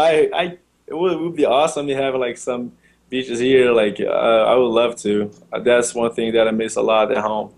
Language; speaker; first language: English; non-native, learner; Portuguese